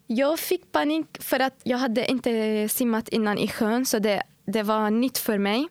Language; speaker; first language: Swedish; non-native, fluent; Arabic